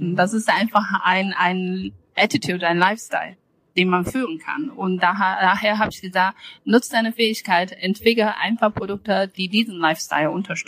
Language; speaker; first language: German; non-native, fluent; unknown